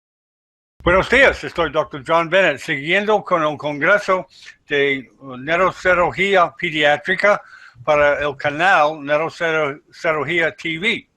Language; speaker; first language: Spanish; non-native, learner; English